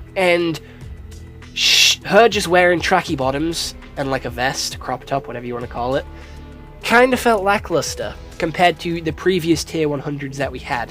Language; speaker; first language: English; native; English